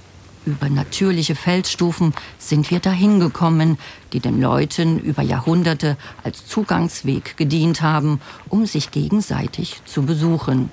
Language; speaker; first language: German; native; German